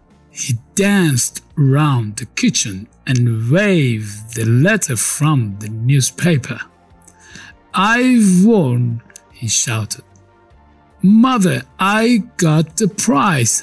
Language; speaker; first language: English; non-native, fluent; Persian